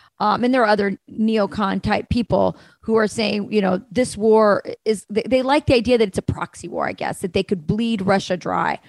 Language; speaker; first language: English; native; English